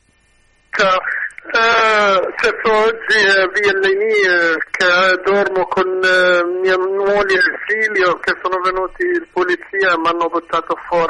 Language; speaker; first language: Italian; non-native, learner; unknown